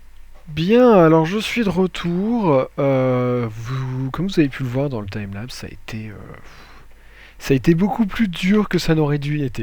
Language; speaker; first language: French; native; French